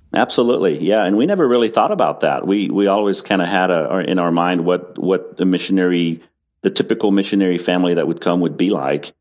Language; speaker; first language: English; non-native, fluent; French